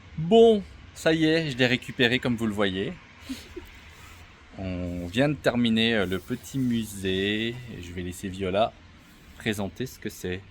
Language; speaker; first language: French; native; French